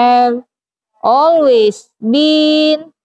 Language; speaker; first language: English; non-native, local second language; Indonesian